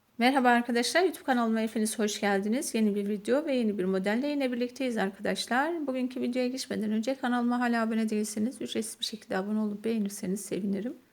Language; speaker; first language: Turkish; native; Turkish